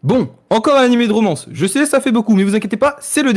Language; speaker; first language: French; native; French